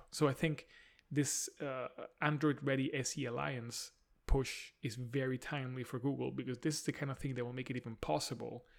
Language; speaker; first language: English; non-native, fluent; Spanish